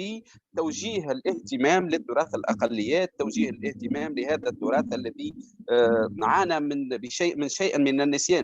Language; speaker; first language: Arabic; native; Arabic